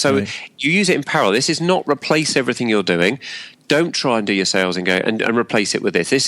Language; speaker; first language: English; native; English